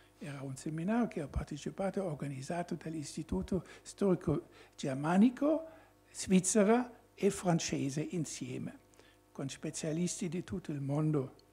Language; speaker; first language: Italian; non-native, fluent; German